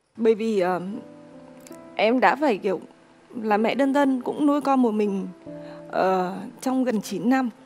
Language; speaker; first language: Vietnamese; native; Vietnamese